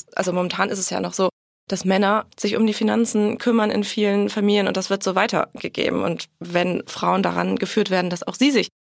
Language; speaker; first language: German; native; German